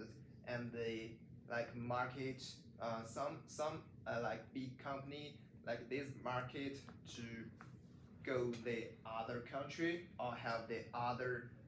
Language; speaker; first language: English; non-native, learner; Chinese